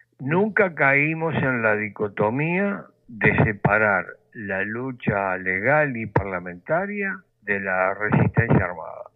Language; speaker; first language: Spanish; native; Spanish